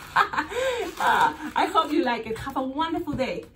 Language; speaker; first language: English; non-native, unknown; Spanish